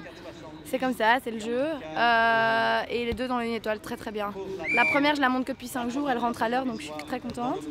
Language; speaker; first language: French; native; French